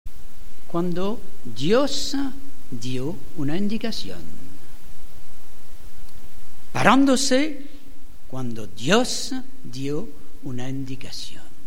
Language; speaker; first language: Spanish; non-native, fluent; French